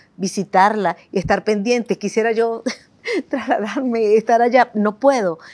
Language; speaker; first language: Spanish; native; Spanish